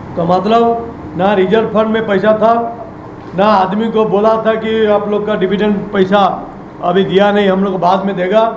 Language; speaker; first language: Hindi; non-native, local second language; Odia